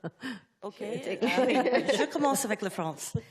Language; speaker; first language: French; non-native, learner; English